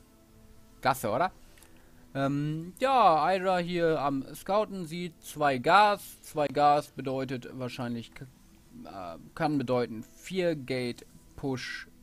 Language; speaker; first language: German; native; German